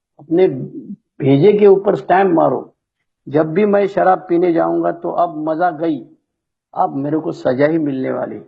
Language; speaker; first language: Hindi; non-native, local second language; Marathi